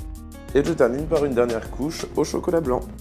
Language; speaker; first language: French; native; French